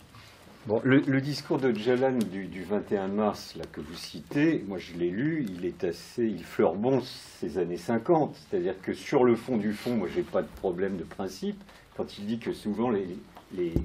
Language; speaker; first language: French; native; French